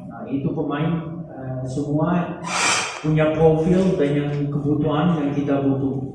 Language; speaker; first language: Indonesian; non-native, fluent; Dutch